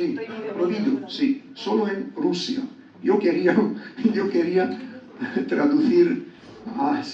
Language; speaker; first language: Spanish; non-native, learner; Georgian